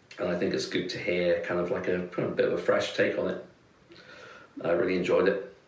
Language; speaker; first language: English; native; English